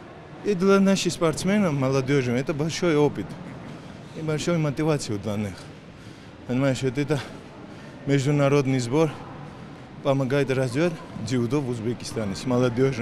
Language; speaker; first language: Russian; non-native, fluent; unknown